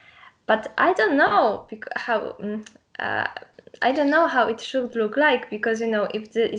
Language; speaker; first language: English; non-native, learner; Polish